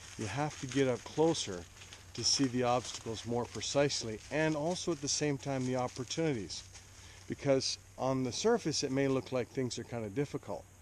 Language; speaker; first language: English; native; English